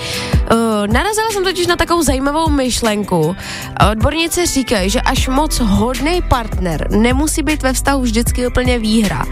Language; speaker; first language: Czech; native; Czech